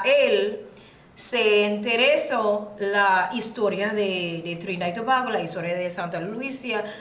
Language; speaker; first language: Spanish; non-native, learner; English